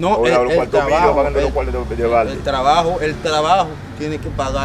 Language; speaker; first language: Spanish; non-native, learner; Haitian Creole